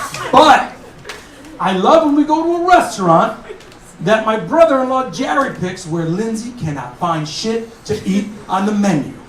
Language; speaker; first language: English; native; English